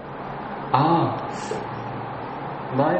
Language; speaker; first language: Japanese; non-native, learner; Korean